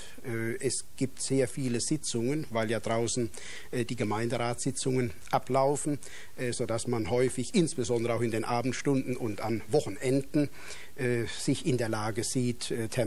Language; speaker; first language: German; native; German